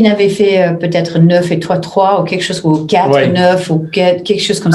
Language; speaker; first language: French; non-native, fluent; English